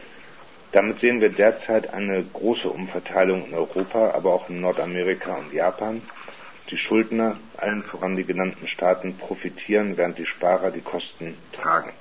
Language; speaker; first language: German; native; German